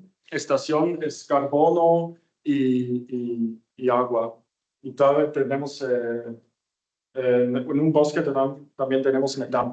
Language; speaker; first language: Spanish; non-native, fluent; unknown